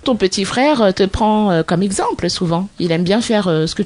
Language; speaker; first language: French; native; French